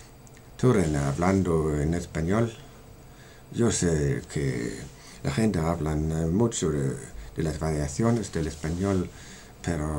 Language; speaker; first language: Spanish; non-native, fluent; Danish